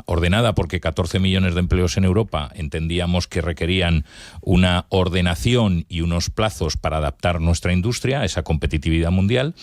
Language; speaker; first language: Spanish; native; Spanish